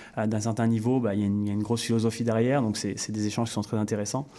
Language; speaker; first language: French; native; French